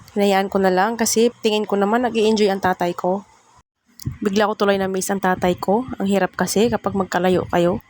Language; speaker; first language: Filipino; non-native, local second language; Cebuano